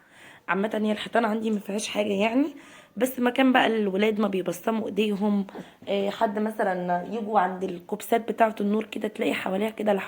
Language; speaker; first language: Arabic; native; Arabic